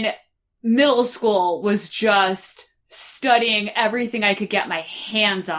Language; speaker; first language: English; native; English